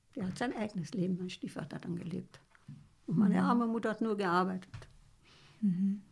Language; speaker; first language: German; early bilingual, heritage; Romanian